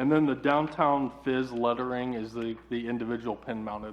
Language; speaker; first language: English; native; English